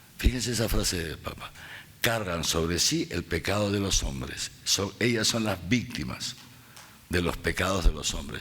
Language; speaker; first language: Spanish; native; Spanish